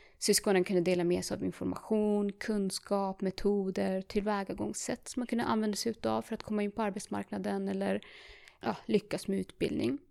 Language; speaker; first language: Swedish; early bilingual, other home language; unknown